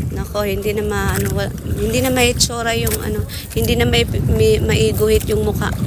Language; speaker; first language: Filipino; non-native, local second language; Cebuano